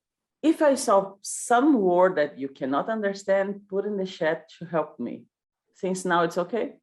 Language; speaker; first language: English; non-native, learner; Portuguese